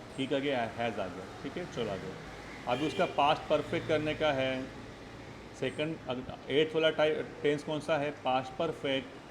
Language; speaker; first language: Hindi; non-native, local second language; Marathi